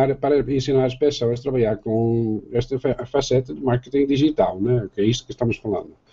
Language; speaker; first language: Portuguese; non-native, fluent; Dutch